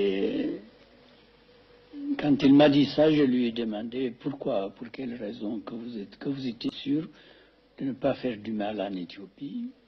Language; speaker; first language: French; non-native, fluent; Amharic